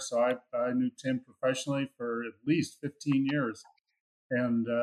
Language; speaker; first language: English; native; English